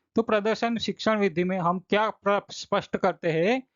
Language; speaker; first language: Hindi; non-native, local second language; Gujarati